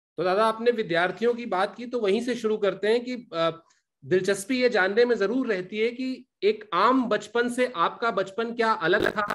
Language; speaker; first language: Hindi; native; Hindi